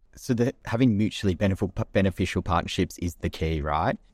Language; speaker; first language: English; native; English